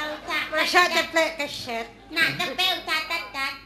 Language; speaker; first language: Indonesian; non-native, local second language; Javanese